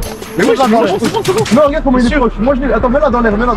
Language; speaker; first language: French; native; French